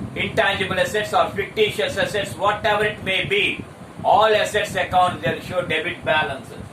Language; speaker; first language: English; non-native, local second language; Telugu